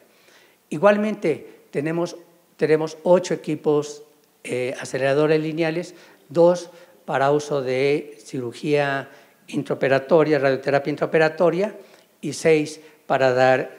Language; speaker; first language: Spanish; native; Spanish